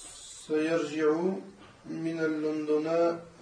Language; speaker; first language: Arabic; non-native, learner; French